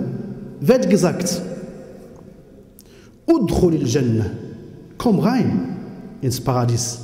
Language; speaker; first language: German; non-native, fluent; Arabic